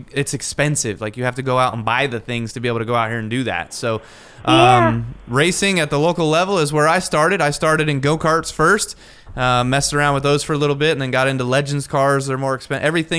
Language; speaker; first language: English; native; English